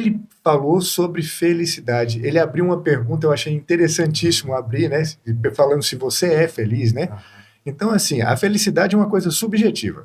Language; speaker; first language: Portuguese; native; Portuguese